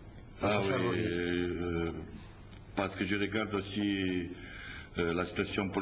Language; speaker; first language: French; non-native, learner; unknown